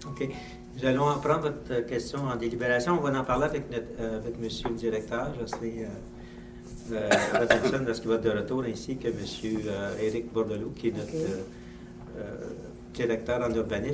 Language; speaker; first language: French; native; French